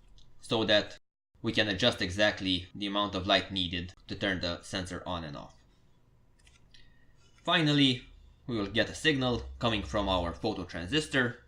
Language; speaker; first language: English; non-native, fluent; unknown